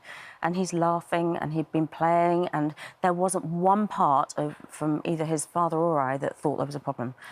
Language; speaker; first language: English; native; English